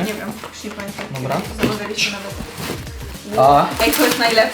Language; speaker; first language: Polish; native; Polish